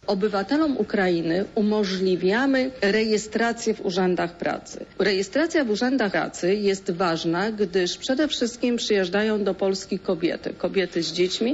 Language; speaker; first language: Polish; native; Polish